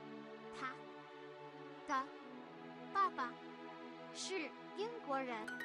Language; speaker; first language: Chinese; non-native, learner; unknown